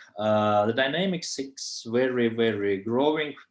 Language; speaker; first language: English; non-native, fluent; Russian